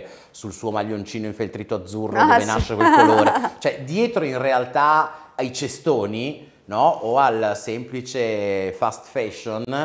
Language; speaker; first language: Italian; native; Italian